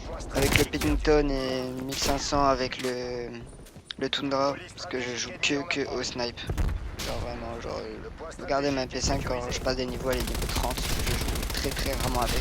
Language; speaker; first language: French; native; French